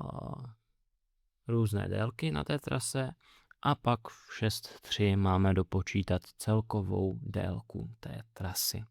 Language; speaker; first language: Czech; native; Czech